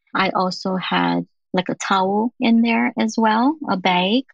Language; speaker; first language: English; native; English